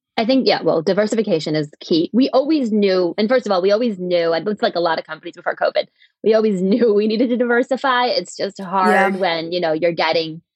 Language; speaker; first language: English; native; English